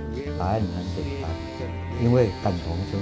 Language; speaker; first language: Chinese; native; Chinese